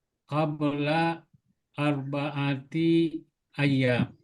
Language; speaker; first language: Arabic; non-native, learner; Indonesian